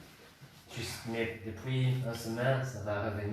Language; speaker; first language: French; non-native, learner; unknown